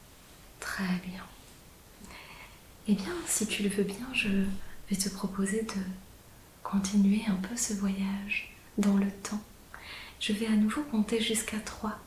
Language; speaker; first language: French; native; French